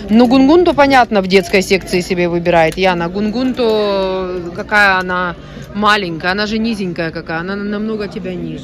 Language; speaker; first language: Russian; native; Russian